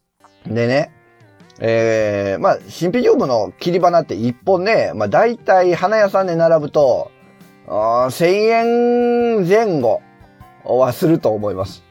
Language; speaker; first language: Japanese; native; Japanese